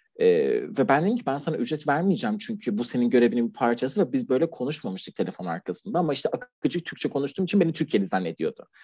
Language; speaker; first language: Turkish; non-native, fluent; Persian